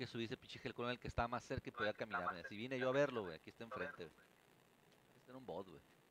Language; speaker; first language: Spanish; native; Spanish